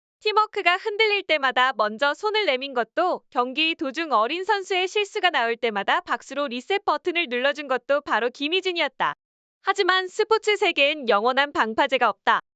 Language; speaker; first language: Korean; native; Korean